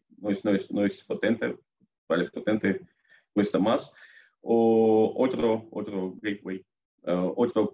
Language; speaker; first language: Spanish; non-native, fluent; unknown